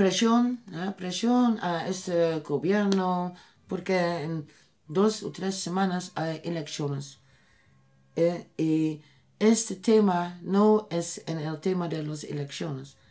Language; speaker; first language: Spanish; non-native, learner; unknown